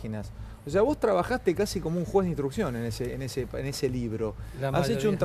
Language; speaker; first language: Spanish; native; Spanish